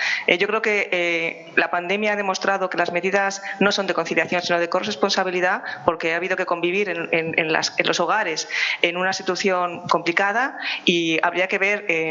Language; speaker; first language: Spanish; native; Spanish